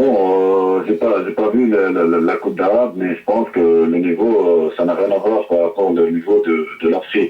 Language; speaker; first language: French; non-native, local second language; Arabic